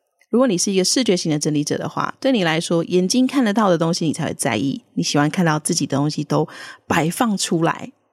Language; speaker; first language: Chinese; native; Chinese